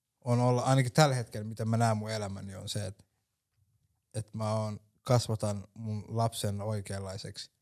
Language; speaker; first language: Finnish; early bilingual, other home language; Somali